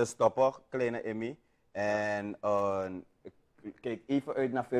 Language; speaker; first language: Dutch; native; Dutch